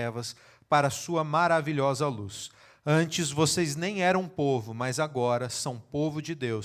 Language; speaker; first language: Portuguese; native; Portuguese